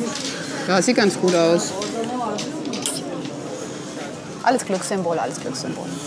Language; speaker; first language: German; native; German